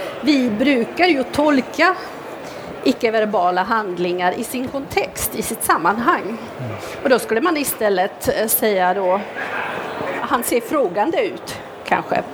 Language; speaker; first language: Swedish; non-native, fluent; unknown